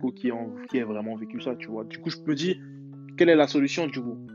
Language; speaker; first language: French; native; French